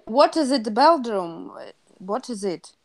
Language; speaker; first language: English; non-native, learner; Russian